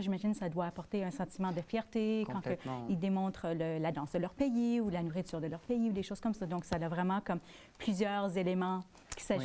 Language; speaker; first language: French; native; French